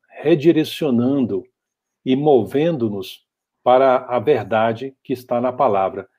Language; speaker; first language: Portuguese; native; Portuguese